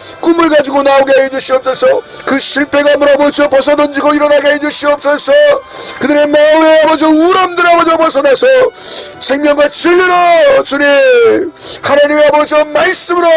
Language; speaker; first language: Korean; native; Korean